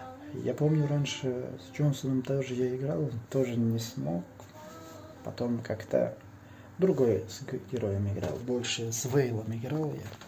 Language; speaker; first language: Russian; non-native, local second language; Uzbek